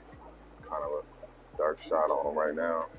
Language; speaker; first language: English; native; English